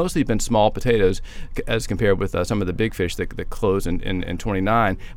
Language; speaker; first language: English; native; English